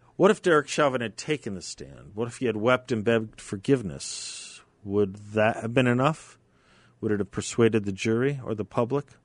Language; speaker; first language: English; native; English